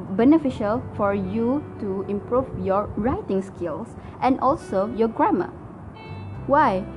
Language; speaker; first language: English; non-native, local second language; Malay